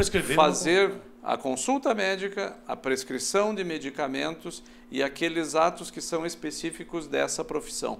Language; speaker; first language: Portuguese; native; Portuguese